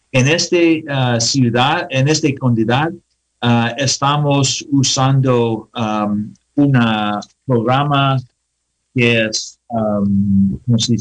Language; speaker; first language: Spanish; non-native, learner; English